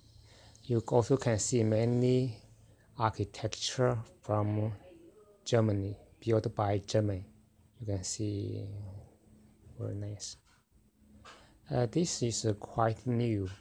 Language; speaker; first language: English; non-native, fluent; Chinese